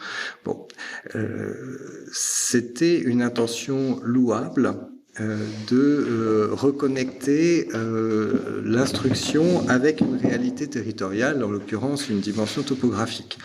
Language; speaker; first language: French; native; French